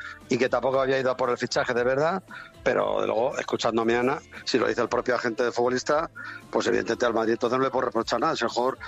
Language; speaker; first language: Spanish; native; Spanish